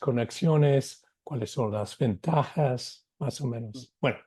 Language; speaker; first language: Spanish; non-native, fluent; English